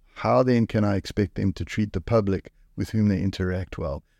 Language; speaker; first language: English; native; English